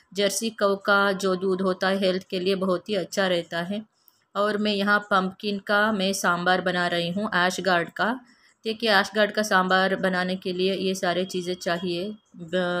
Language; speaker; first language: Hindi; non-native, local second language; Kannada